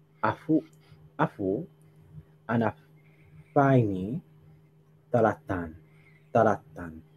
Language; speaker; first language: Greek; non-native, learner; Spanish